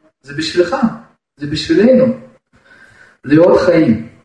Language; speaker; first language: Hebrew; non-native, fluent; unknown